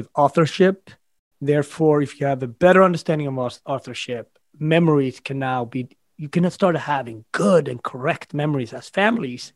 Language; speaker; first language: English; non-native, fluent; Swedish